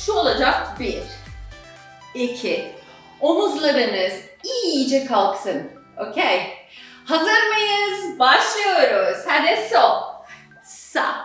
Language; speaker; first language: Turkish; non-native, fluent; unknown